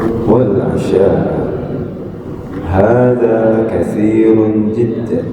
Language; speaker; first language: Arabic; non-native, fluent; Indonesian